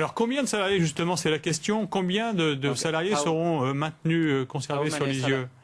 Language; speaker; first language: French; native; French